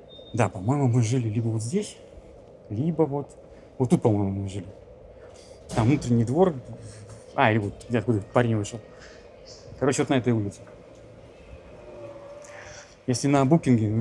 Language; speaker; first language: Russian; native; Russian